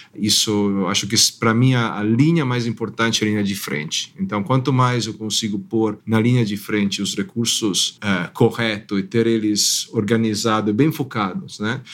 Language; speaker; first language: Portuguese; non-native, fluent; Italian